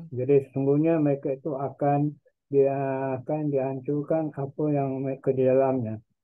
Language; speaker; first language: Malay; native; Malay